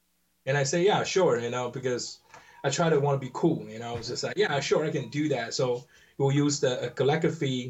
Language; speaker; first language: English; non-native, learner; Chinese